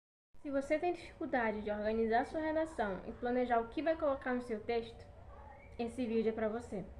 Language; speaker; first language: Portuguese; native; Portuguese